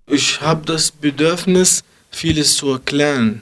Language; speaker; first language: German; early bilingual, other home language; Arabic